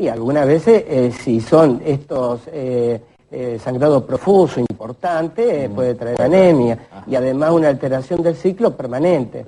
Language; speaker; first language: Spanish; native; Spanish